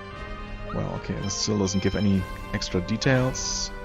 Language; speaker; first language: English; native; English